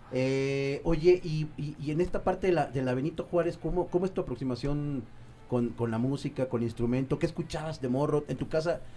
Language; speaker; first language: Spanish; native; Spanish